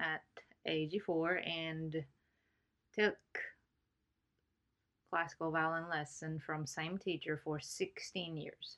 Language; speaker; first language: English; non-native, fluent; Japanese